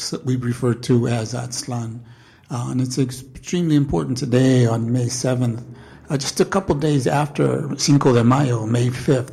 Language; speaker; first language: English; native; English